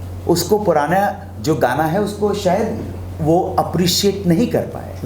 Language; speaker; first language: Hindi; native; Hindi